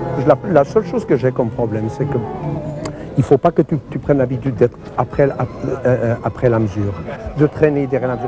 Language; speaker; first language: French; native; French